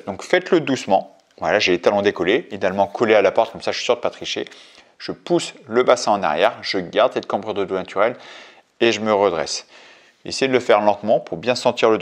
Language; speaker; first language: French; native; French